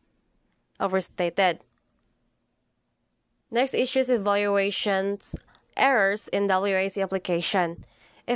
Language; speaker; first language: English; non-native, local second language; Cebuano